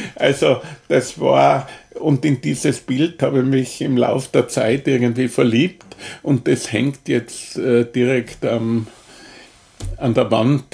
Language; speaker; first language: German; native; German